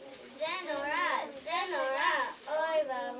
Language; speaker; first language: Hebrew; non-native, learner; English